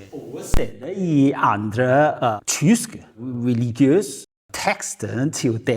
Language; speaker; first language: Danish; non-native, learner; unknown